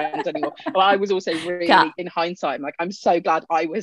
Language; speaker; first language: English; non-native, local second language; Punjabi